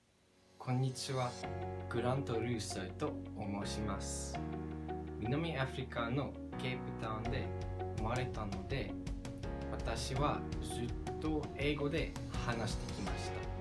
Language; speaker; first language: Japanese; non-native, fluent; English